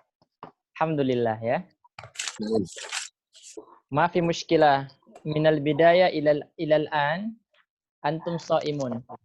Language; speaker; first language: Arabic; non-native, fluent; Indonesian